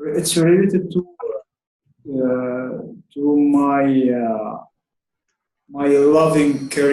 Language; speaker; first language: English; non-native, learner; Arabic